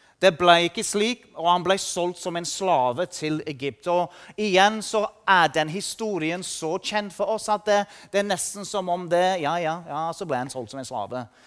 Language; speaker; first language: Norwegian; non-native, fluent; English